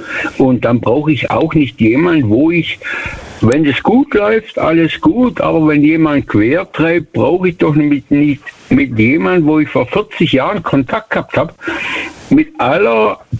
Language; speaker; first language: German; native; German